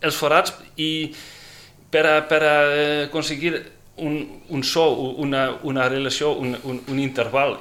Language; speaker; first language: Catalan; non-native, fluent; Dutch